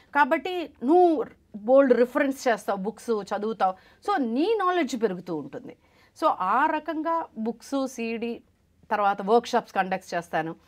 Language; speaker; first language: Telugu; non-native, local second language; Malayalam